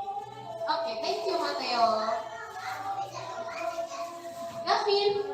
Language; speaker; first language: English; non-native, fluent; Indonesian